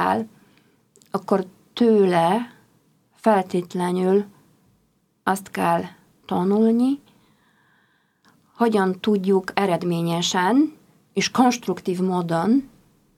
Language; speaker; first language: Hungarian; non-native, fluent; Polish